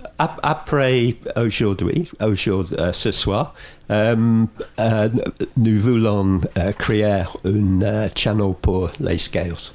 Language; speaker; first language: French; non-native, learner; English